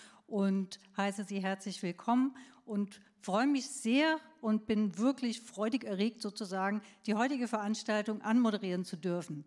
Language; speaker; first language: German; native; German